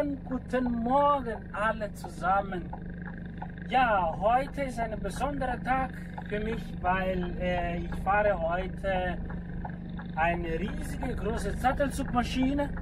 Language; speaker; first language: German; non-native, learner; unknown